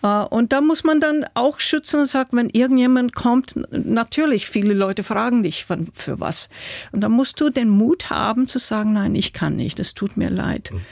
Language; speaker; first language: German; non-native, fluent; English